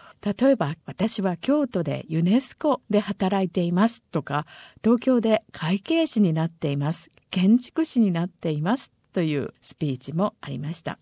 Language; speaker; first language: Japanese; native; Japanese